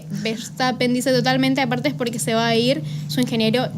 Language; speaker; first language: Spanish; native; Spanish